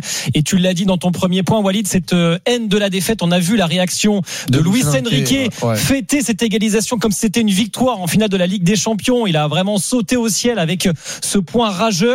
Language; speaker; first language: French; native; French